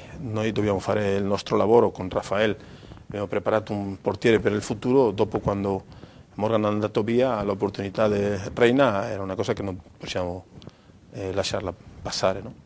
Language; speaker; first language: Italian; non-native, fluent; Spanish